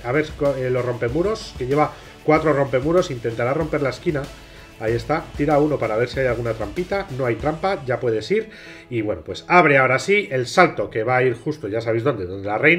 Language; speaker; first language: Spanish; native; Spanish